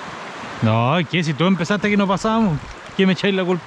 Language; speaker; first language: Spanish; native; Spanish